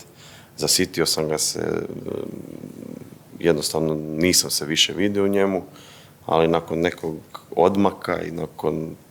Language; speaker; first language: Bosnian; native; Bosnian